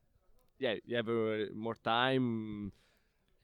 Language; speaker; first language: English; non-native, learner; Italian